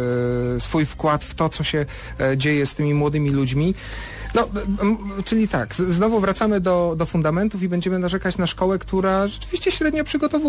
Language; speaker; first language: Polish; native; Polish